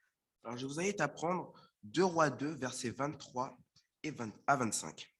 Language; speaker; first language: French; native; French